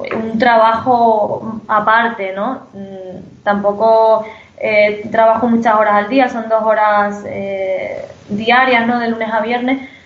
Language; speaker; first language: Spanish; native; Spanish